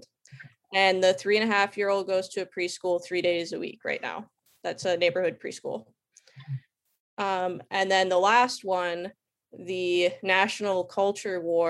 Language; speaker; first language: English; native; English